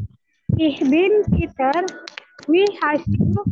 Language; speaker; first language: German; non-native, learner; Indonesian